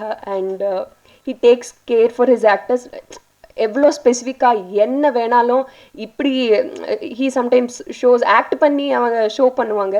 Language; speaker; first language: Tamil; non-native, learner; Telugu